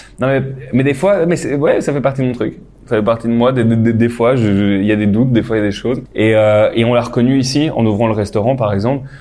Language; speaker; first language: French; native; French